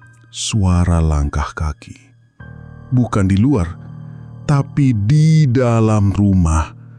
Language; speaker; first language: Indonesian; native; Indonesian